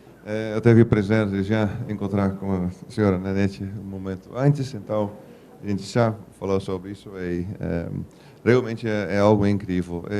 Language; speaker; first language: Portuguese; non-native, fluent; Dutch